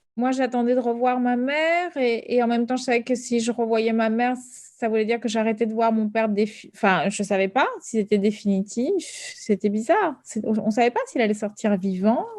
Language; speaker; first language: French; early bilingual, other home language; Spanish